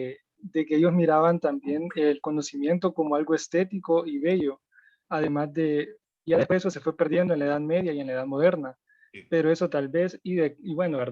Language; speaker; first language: Spanish; native; Spanish